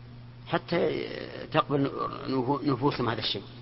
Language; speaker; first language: Arabic; native; Arabic